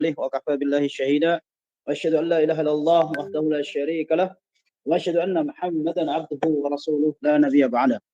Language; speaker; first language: Arabic; non-native, fluent; Indonesian